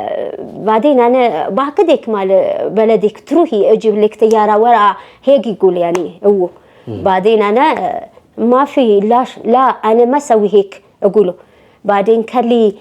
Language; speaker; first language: Arabic; non-native, learner; Amharic